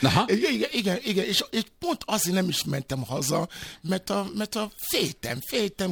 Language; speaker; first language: Hungarian; non-native, fluent; Yoruba